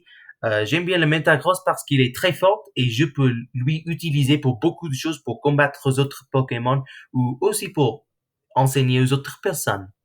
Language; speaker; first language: French; non-native, learner; English